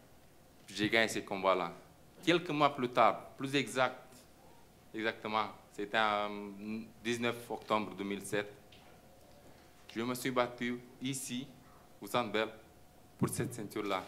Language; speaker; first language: French; non-native, fluent; Romanian